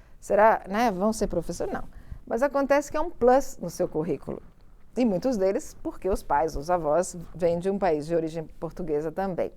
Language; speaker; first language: Portuguese; early bilingual, other home language; Italian